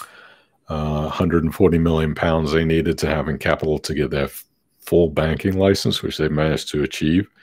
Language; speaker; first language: English; native; English